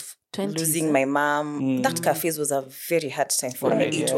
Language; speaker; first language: English; non-native, local second language; Swahili